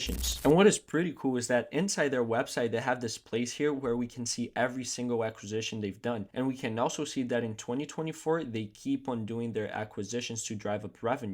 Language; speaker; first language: English; non-native, fluent; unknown